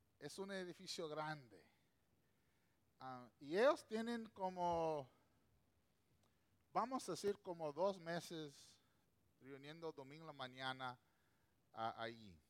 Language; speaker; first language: Spanish; non-native, local second language; English